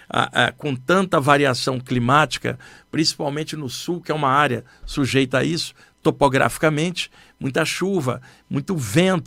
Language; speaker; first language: Portuguese; native; Portuguese